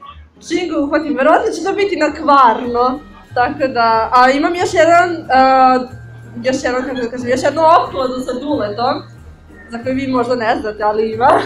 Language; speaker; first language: Bosnian; native; Bosnian